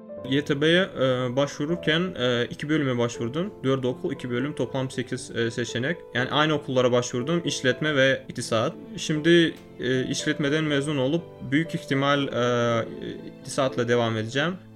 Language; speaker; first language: Turkish; non-native, fluent; Turkmen